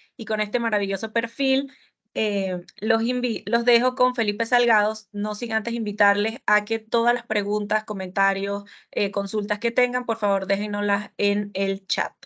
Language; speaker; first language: Spanish; native; Spanish